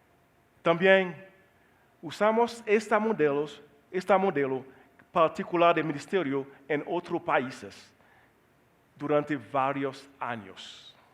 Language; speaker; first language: Spanish; non-native, learner; Haitian Creole